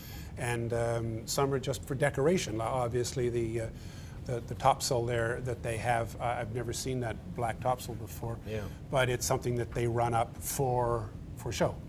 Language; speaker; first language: English; native; English